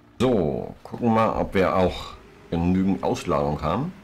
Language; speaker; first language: German; native; German